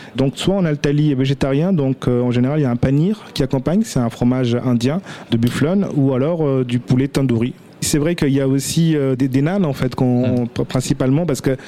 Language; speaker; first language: French; early bilingual, other home language; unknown